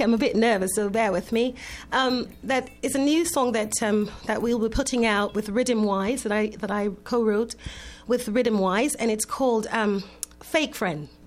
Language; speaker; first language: English; native; English